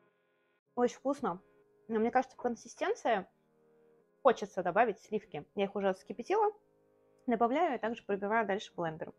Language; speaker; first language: Russian; native; Russian